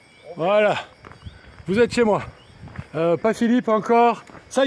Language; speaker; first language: French; native; French